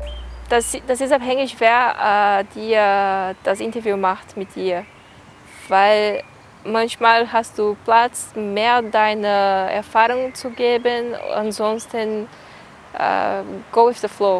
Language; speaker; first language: German; non-native, fluent; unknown